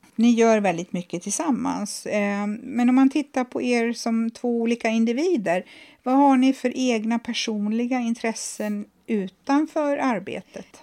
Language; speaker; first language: Swedish; native; Swedish